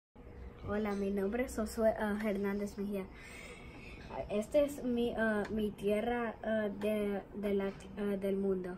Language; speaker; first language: Spanish; early bilingual, heritage; Spanish